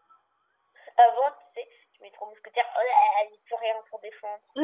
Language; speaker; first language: French; native; French